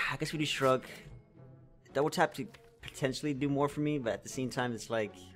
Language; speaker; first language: English; native; English